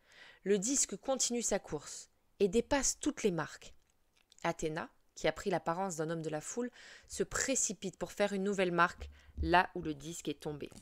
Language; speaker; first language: French; native; French